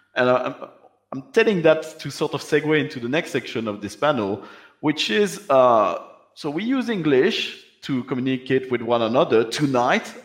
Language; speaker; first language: English; non-native, fluent; French